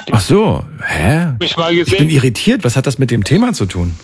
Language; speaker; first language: German; native; German